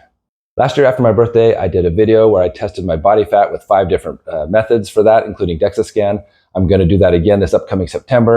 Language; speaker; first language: English; native; English